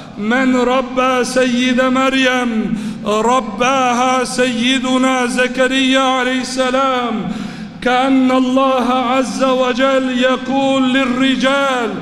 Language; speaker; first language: Arabic; non-native, fluent; Turkish